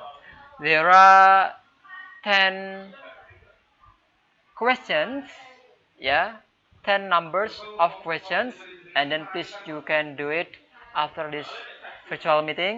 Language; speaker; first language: English; non-native, fluent; Indonesian